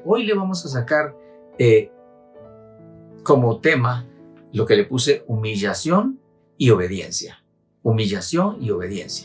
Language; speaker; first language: Spanish; native; Spanish